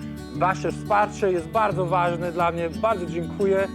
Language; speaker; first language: Polish; non-native, learner; English